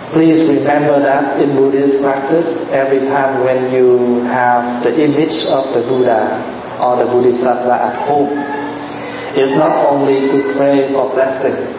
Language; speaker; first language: English; non-native, fluent; Vietnamese